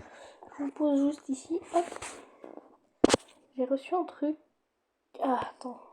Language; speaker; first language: French; native; French